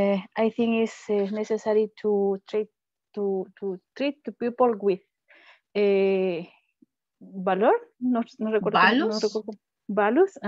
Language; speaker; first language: English; non-native, learner; Spanish